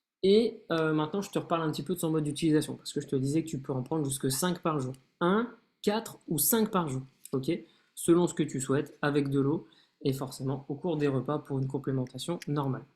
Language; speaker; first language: French; native; French